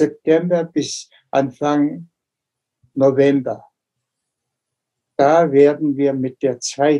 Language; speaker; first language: German; non-native, fluent; Tuvinian